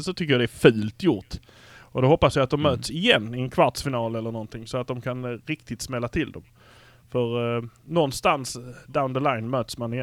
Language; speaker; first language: Swedish; native; Swedish